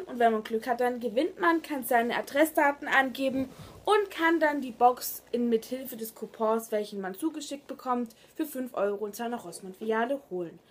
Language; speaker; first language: German; native; German